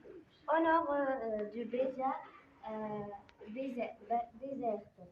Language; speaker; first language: French; non-native, learner; Arabic